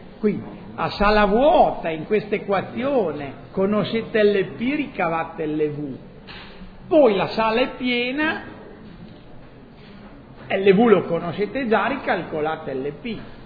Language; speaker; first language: Italian; native; Italian